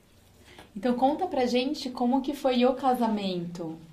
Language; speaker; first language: Portuguese; native; Portuguese